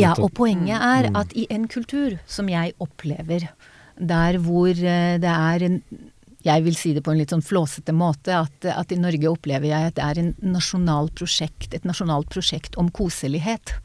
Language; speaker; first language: Norwegian; non-native, fluent; Hebrew